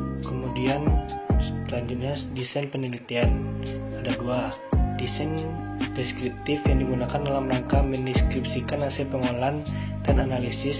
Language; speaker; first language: Indonesian; native; Indonesian